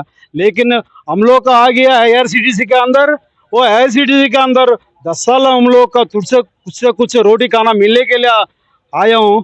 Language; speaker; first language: Hindi; non-native, local second language; Telugu